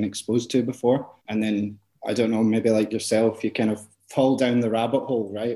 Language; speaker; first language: English; native; English